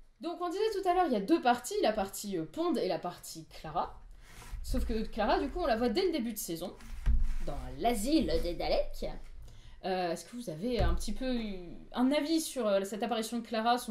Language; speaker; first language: French; native; French